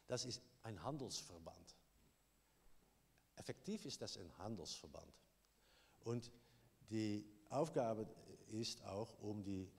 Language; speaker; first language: German; non-native, learner; Dutch